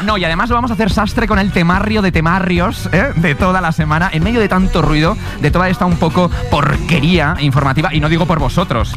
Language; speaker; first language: Spanish; native; Spanish